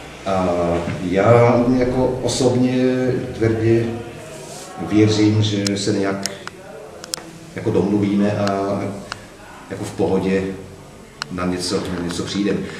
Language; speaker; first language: Czech; non-native, fluent; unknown